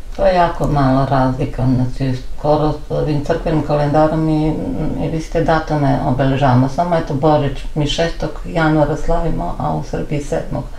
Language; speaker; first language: Serbian; non-native, fluent; Armenian